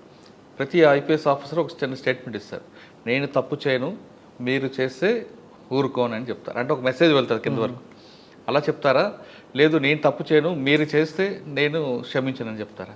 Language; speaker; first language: Telugu; native; Telugu